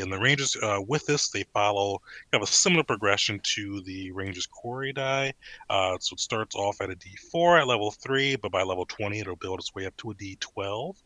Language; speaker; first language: English; native; English